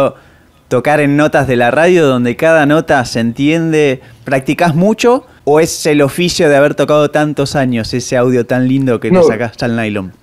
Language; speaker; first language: Spanish; native; Spanish